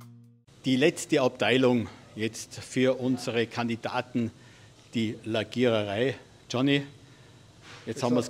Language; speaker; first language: German; native; German